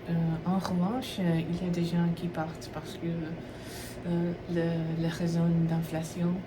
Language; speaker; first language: French; non-native, fluent; Tamil